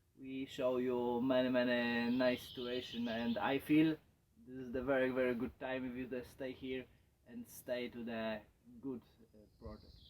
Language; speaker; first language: English; non-native, learner; Polish